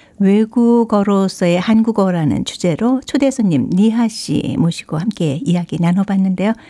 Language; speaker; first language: Korean; native; Korean